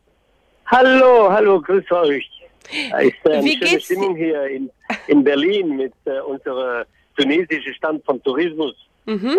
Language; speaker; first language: German; non-native, fluent; Arabic